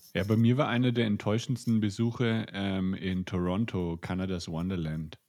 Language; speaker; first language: German; native; German